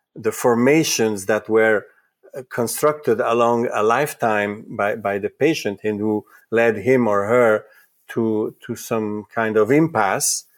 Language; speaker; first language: English; non-native, fluent; Italian